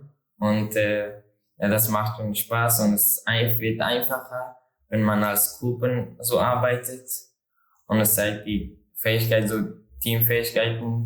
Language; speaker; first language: German; non-native, learner; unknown